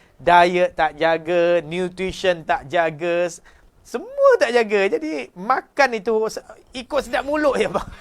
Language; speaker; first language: Malay; native; Malay